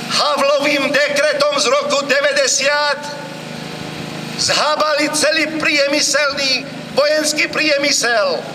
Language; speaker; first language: Slovak; non-native, fluent; Kurdish